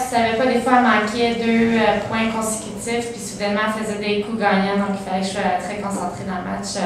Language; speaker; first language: French; native; French